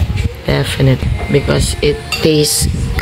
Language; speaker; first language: English; non-native, local second language; Filipino